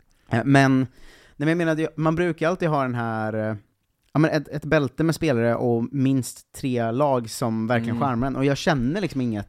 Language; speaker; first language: Swedish; native; Swedish